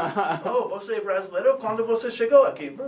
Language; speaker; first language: Portuguese; non-native, fluent; English